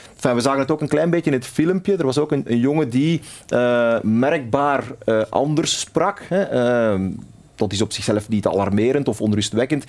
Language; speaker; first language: Dutch; native; Dutch